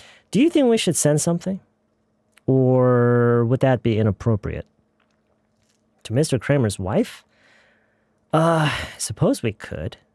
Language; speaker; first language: English; non-native, fluent; Korean